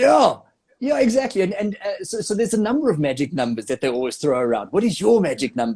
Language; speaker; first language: English; native; English